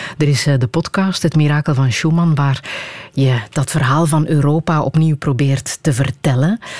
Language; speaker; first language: Dutch; native; Dutch